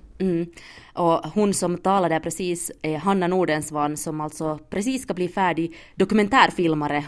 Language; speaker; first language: Swedish; native; Swedish